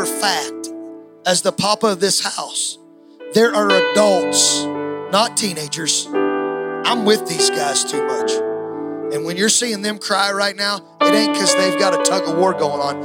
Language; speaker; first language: English; native; English